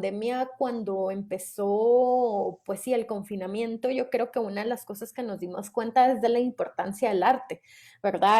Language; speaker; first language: Spanish; native; Spanish